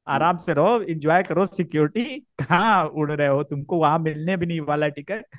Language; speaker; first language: Hindi; native; Hindi